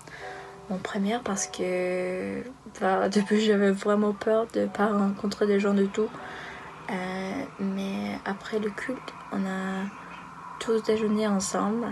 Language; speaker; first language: French; non-native, learner; Norwegian